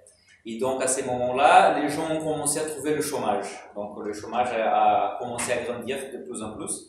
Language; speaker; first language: French; non-native, fluent; Portuguese